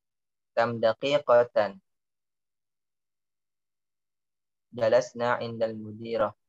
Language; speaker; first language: Arabic; non-native, fluent; Indonesian